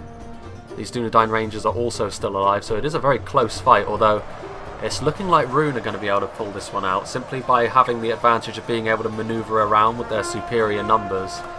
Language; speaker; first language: English; native; English